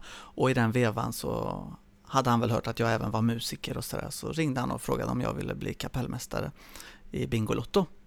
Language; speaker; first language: Swedish; early bilingual, other home language; Spanish